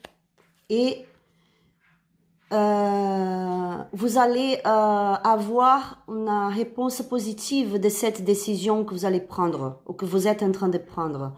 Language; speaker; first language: French; non-native, learner; Spanish